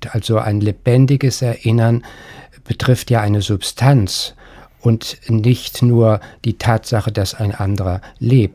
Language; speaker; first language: German; native; German